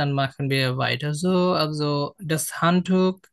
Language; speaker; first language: German; non-native, fluent; Bangla